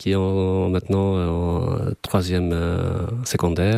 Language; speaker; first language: French; non-native, fluent; Albanian